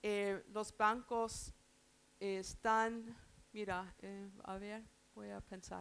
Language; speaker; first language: Spanish; non-native, learner; English